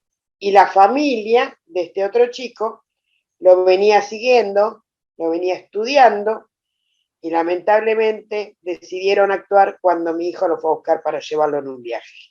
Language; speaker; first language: Spanish; native; Spanish